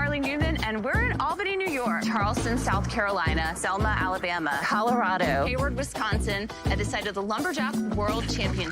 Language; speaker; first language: English; native; English